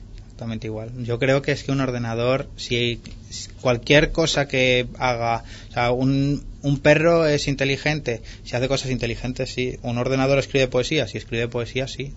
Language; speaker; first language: Spanish; native; Spanish